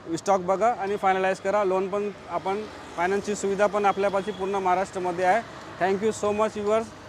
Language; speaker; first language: Marathi; non-native, local second language; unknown